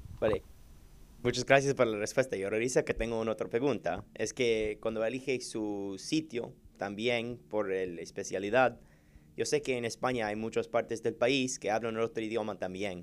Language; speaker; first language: Spanish; non-native, learner; English